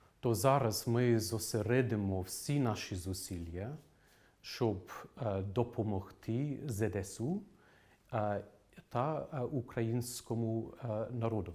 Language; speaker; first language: Ukrainian; non-native, fluent; English